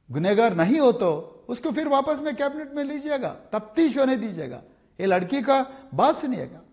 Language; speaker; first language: Hindi; non-native, local second language; Telugu